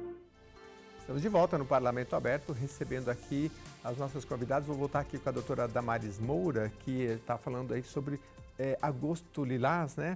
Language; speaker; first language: Portuguese; native; Portuguese